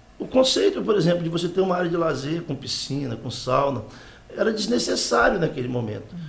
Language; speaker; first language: Portuguese; native; Portuguese